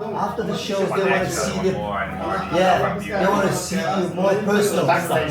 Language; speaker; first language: English; non-native, learner; Mongolian